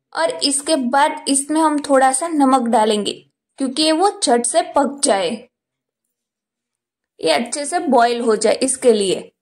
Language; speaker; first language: Hindi; non-native, local second language; Gujarati